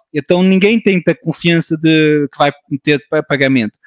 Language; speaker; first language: Portuguese; early bilingual, heritage; French